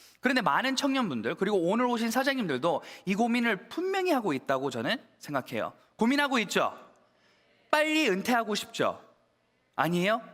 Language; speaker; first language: Korean; early bilingual, heritage; Korean